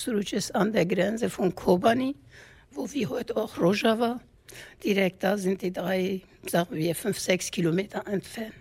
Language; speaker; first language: German; non-native, fluent; Kurdish